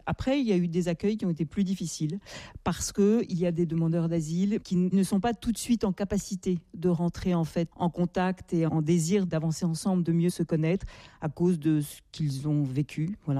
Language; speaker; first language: French; native; French